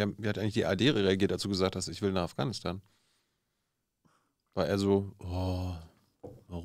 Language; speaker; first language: German; native; German